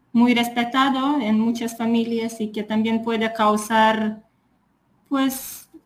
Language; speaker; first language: Spanish; non-native, fluent; Lithuanian